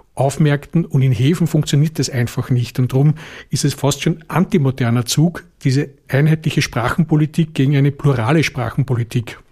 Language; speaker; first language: German; native; German